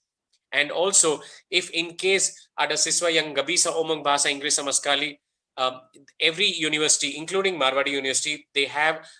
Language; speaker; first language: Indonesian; non-native, fluent; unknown